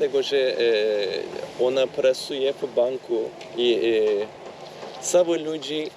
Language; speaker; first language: Polish; non-native, learner; Turkish